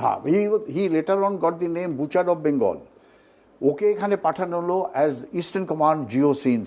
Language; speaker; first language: English; non-native, local second language; Bangla